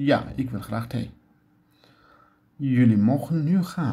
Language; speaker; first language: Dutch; non-native, learner; Turkish